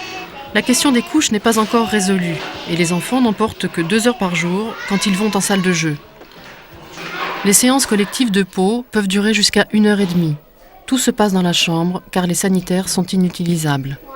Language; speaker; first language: French; native; French